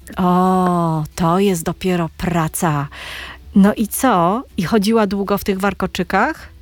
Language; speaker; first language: Polish; native; Polish